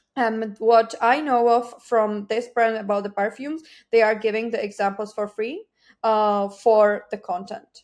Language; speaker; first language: English; non-native, fluent; Czech